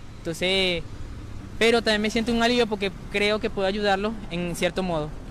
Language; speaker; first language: Spanish; native; Spanish